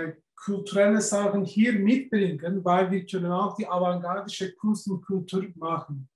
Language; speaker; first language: German; non-native, learner; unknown